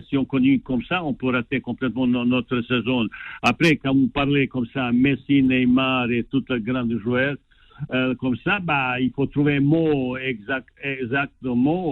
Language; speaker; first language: French; non-native, fluent; Bosnian